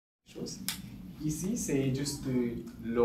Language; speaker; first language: French; non-native, learner; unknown